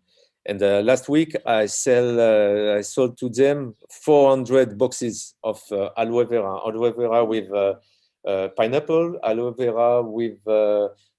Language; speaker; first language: English; non-native, learner; French